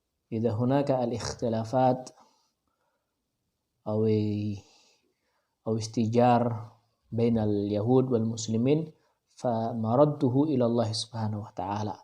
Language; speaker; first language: Arabic; non-native, fluent; Indonesian